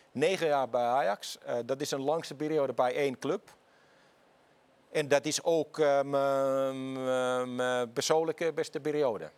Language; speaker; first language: Dutch; non-native, fluent; Finnish